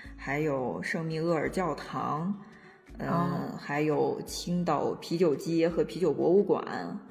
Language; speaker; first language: Chinese; native; Chinese